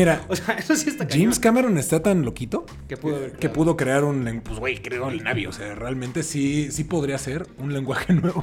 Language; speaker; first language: Spanish; native; Spanish